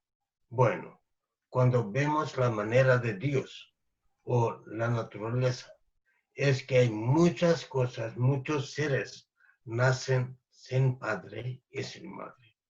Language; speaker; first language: Spanish; non-native, fluent; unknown